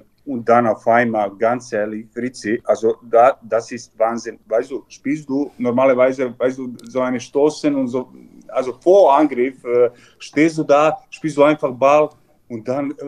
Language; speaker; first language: German; non-native, learner; Serbian